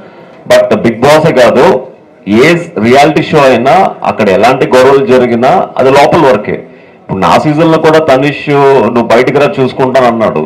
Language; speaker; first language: Telugu; native; Telugu